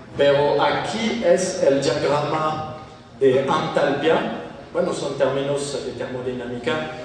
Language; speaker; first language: Spanish; non-native, fluent; French